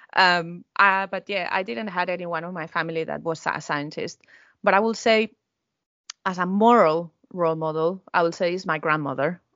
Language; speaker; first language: English; non-native, fluent; Spanish